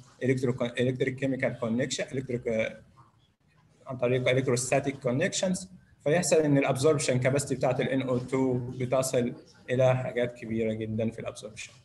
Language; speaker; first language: Arabic; native; Arabic